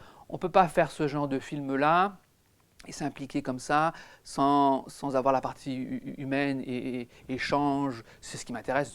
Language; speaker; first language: French; native; French